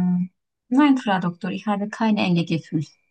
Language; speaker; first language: German; non-native, learner; Turkish